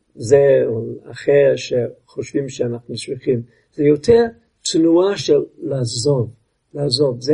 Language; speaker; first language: Hebrew; non-native, fluent; English